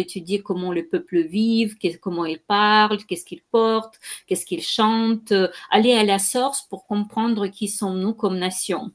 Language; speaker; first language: French; non-native, fluent; Ukrainian